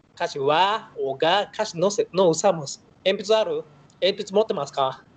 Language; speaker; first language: Spanish; non-native, learner; Japanese